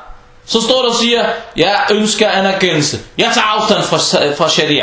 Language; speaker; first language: Danish; early bilingual, other home language; Arabic